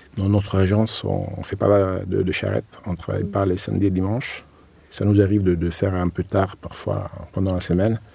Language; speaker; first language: French; non-native, fluent; Italian